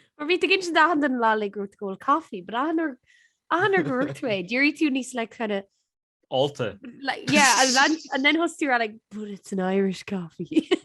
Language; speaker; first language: Irish; native; Irish